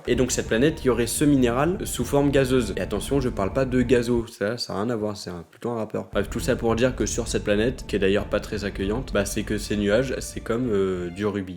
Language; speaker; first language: French; native; French